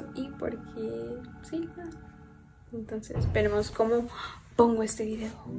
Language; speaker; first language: Spanish; early bilingual, heritage; Spanish